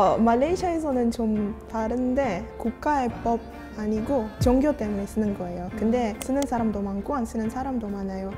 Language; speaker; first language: Korean; non-native, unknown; Malay